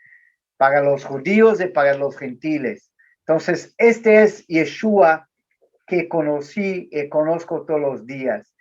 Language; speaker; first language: Spanish; non-native, learner; Portuguese